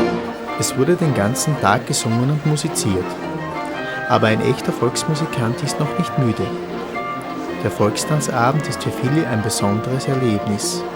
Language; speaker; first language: German; native; German